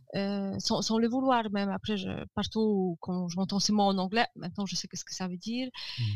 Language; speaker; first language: French; non-native, fluent; Polish